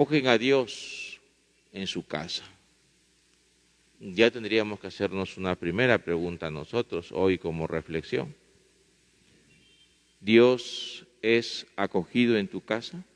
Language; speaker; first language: Spanish; native; Spanish